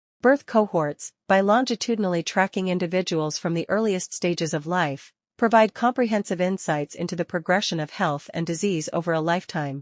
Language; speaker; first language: English; non-native, fluent; Chinese